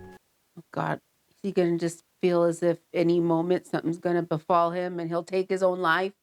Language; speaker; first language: English; native; English